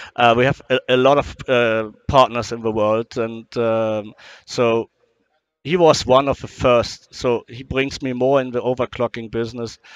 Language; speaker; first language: English; non-native, fluent; German